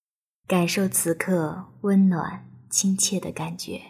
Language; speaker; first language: Chinese; native; Chinese